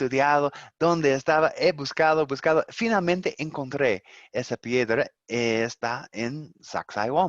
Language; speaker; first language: Spanish; non-native, learner; English